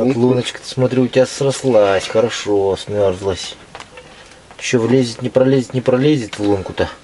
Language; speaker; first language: Russian; native; Russian